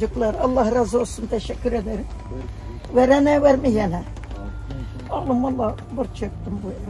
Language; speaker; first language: Turkish; non-native, local second language; Arabic